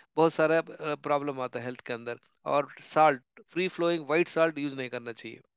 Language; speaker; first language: Hindi; non-native, local second language; Telugu